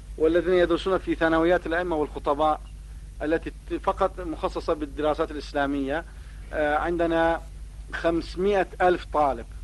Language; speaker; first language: Arabic; non-native, fluent; Turkish